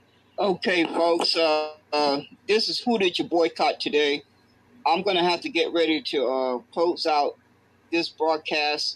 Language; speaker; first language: English; native; English